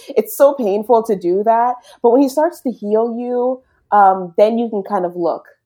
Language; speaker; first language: English; native; English